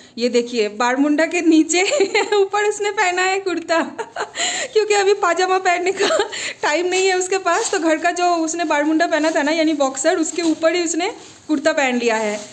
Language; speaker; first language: Hindi; non-native, local second language; Bangla